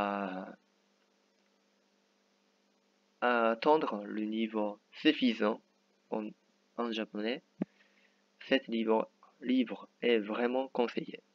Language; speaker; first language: French; non-native, fluent; Japanese